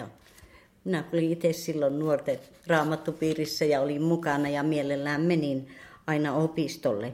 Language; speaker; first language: Finnish; native; Finnish